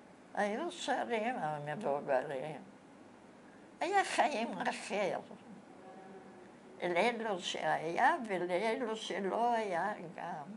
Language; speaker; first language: Hebrew; non-native, fluent; Bulgarian